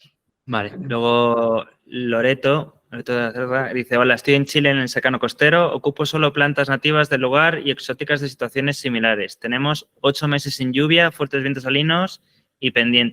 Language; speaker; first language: Spanish; native; Spanish